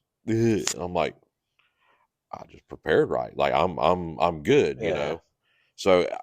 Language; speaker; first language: English; native; English